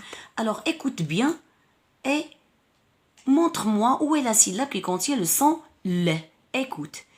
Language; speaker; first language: French; non-native, local second language; Arabic